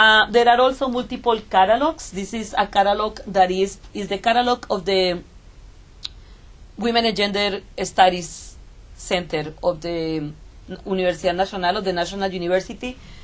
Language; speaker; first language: English; non-native, fluent; Spanish